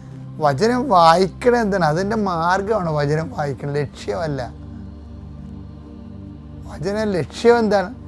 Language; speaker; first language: Malayalam; native; Malayalam